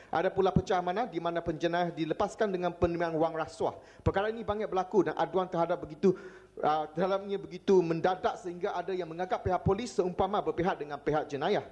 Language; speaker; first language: Malay; non-native, local second language; Chinese